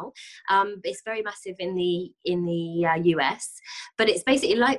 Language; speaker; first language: English; native; English